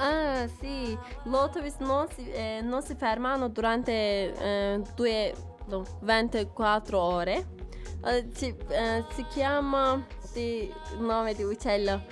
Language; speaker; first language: Italian; non-native, learner; Turkish